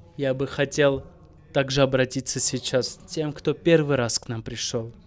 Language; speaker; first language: Russian; non-native, local second language; Armenian